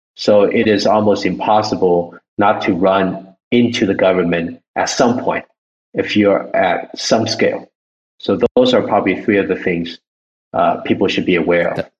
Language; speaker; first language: English; early bilingual, other home language; Chinese